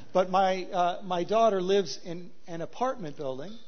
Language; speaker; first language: English; native; English